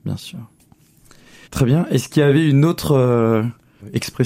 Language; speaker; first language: French; native; French